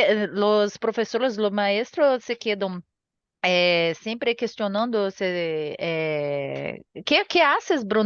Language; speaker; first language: Spanish; non-native, learner; Portuguese